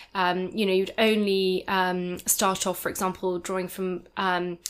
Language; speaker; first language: English; native; English